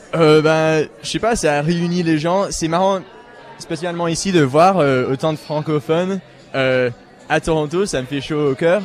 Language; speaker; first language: French; native; French